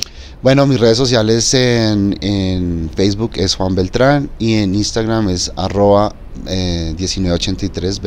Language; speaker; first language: Spanish; native; Spanish